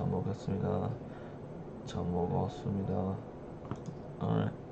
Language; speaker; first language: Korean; non-native, learner; English